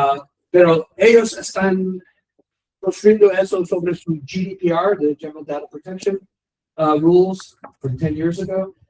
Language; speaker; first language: Spanish; non-native, learner; English